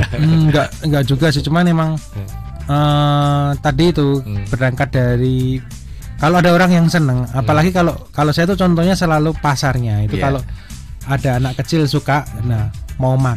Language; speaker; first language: Indonesian; native; Indonesian